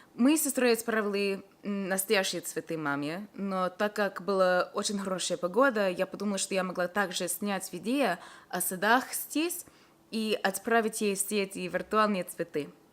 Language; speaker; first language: Russian; non-native, learner; English